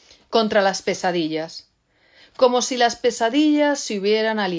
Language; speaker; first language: Spanish; native; Spanish